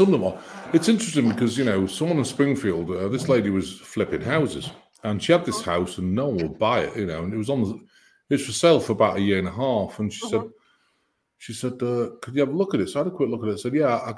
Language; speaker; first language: English; native; English